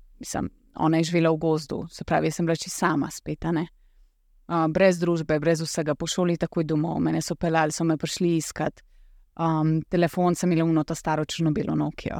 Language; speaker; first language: Slovenian; early bilingual, other home language; Russian